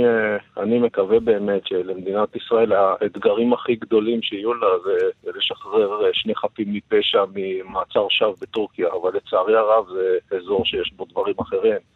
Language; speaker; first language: Hebrew; native; Hebrew